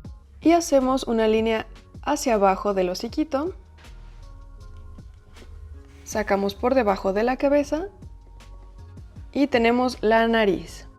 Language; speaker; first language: Spanish; native; Spanish